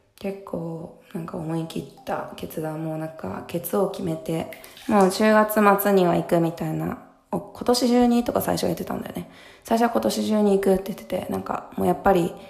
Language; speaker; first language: Japanese; native; Japanese